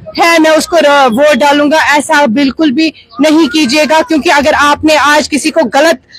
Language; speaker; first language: Hindi; non-native, local second language; Kashmiri